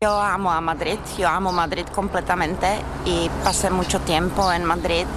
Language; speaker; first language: Spanish; non-native, fluent; Czech